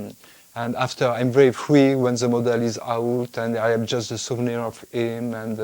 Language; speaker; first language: English; non-native, fluent; French